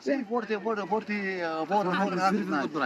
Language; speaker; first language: English; non-native, learner; Arabic